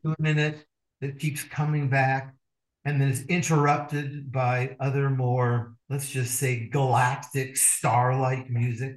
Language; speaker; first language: English; native; English